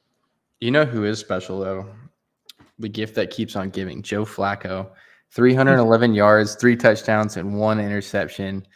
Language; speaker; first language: English; native; English